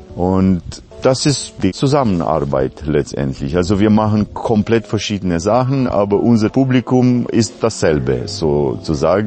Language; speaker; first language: German; non-native, fluent; Romanian